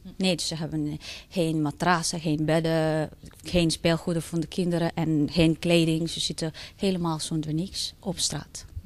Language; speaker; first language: Dutch; non-native, fluent; Spanish